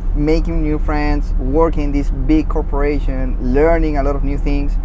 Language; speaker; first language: English; non-native, fluent; Spanish